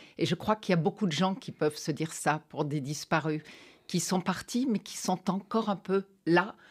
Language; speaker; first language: French; native; French